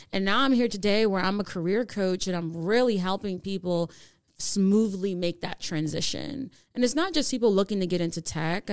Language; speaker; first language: English; native; English